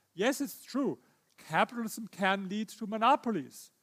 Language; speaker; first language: English; non-native, fluent; German